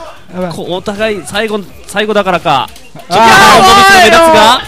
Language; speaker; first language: Japanese; native; Japanese